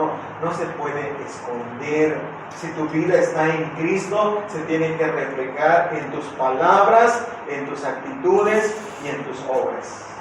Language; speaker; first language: Spanish; native; Spanish